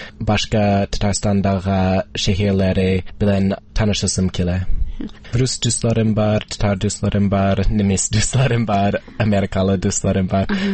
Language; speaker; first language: Tatar; non-native, fluent; English